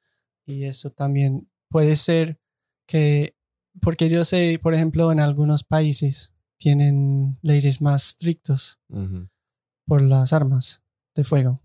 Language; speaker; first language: Spanish; non-native, fluent; English